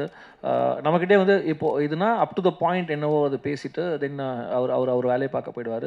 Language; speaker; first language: Tamil; native; Tamil